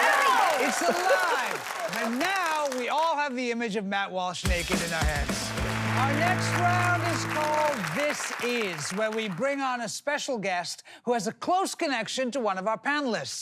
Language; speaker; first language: English; native; English